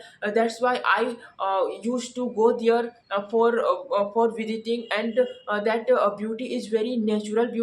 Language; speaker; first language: English; non-native, learner; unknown